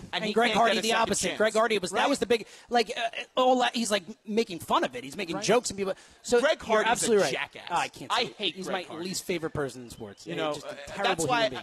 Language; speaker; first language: English; native; English